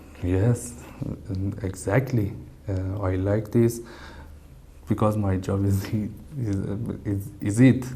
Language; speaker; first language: English; non-native, learner; Persian